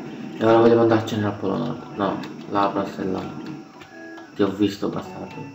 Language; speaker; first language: Italian; native; Italian